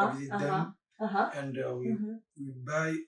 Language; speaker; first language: English; non-native, learner; French